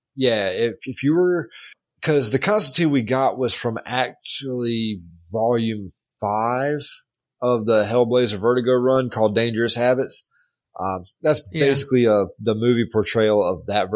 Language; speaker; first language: English; native; English